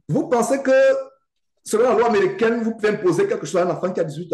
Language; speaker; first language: French; native; French